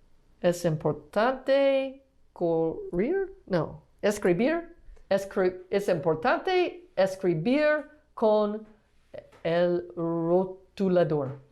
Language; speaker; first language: Spanish; non-native, learner; English